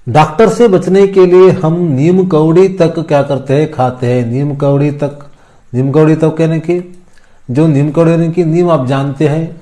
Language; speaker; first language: Hindi; non-native, local second language; Kannada